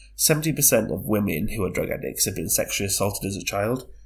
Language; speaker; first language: English; native; English